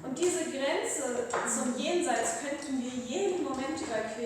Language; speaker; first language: German; native; German